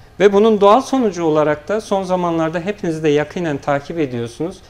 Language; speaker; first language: Turkish; native; Turkish